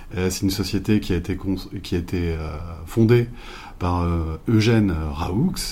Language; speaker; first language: French; native; French